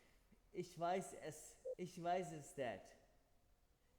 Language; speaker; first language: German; non-native, fluent; Urdu